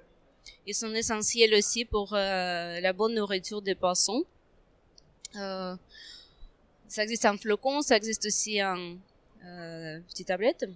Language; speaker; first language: French; non-native, fluent; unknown